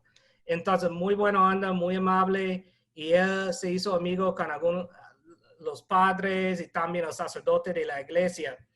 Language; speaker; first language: Spanish; non-native, fluent; English